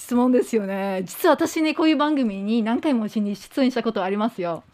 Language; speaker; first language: Japanese; non-native, fluent; English